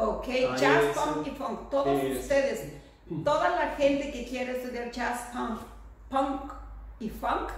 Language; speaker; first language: Spanish; native; Spanish